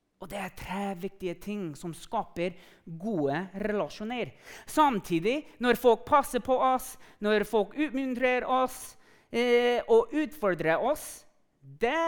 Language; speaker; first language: Norwegian; non-native, fluent; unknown